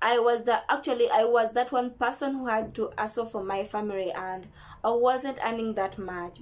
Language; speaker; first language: English; non-native, local second language; Ganda